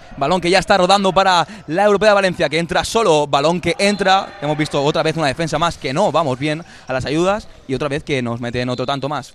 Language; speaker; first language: Spanish; native; Spanish